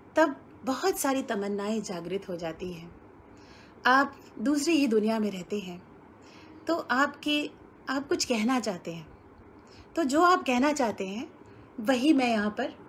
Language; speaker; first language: Hindi; native; Hindi